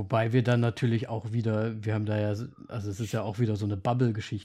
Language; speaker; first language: German; native; German